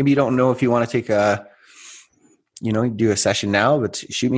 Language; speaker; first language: English; native; English